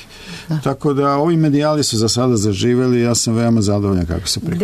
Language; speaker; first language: Serbian; native; Serbian